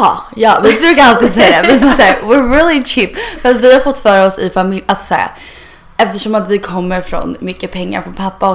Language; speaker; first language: Swedish; early bilingual, heritage; Swedish